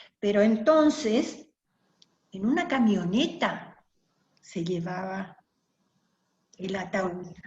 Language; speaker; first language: Spanish; non-native, local second language; German